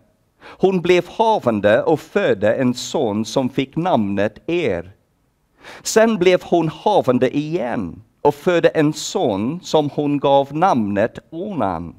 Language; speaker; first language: Swedish; non-native, fluent; English